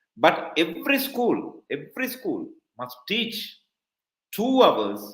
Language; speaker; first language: English; non-native, local second language; Tamil